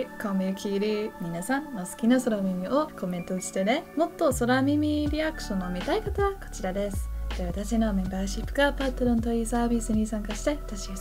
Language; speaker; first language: Japanese; non-native, learner; English